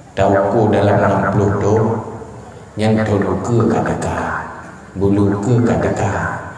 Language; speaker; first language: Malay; non-native, local second language; Achinese